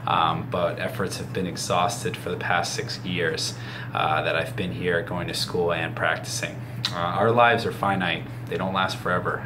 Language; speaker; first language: English; native; English